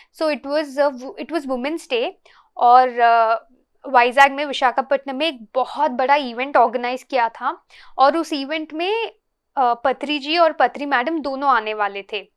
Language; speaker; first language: Hindi; non-native, local second language; Telugu